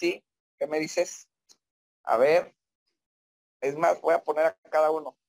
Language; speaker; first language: Spanish; native; Spanish